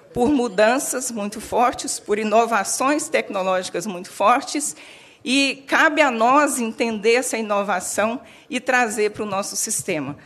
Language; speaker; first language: Portuguese; native; Portuguese